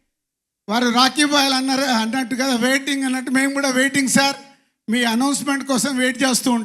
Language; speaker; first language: Telugu; native; Telugu